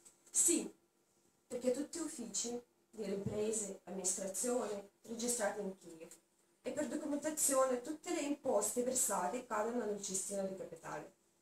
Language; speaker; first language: Italian; non-native, learner; Russian